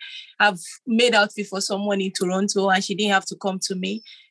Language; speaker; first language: English; non-native, local second language; Yoruba